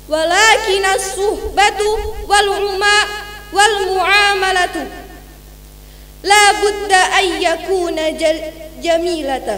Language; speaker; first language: Arabic; non-native, learner; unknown